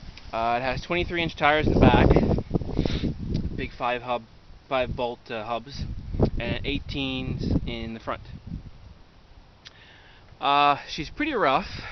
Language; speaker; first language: English; native; English